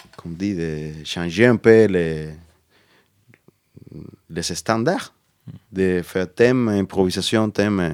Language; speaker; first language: French; non-native, learner; Spanish